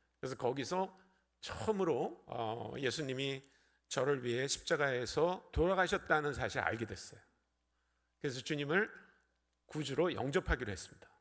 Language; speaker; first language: Korean; native; Korean